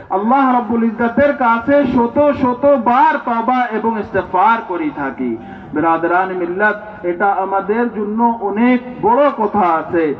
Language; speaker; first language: Bangla; non-native, learner; Urdu